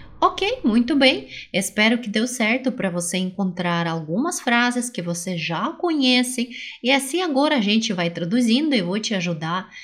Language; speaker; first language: Portuguese; non-native, fluent; Russian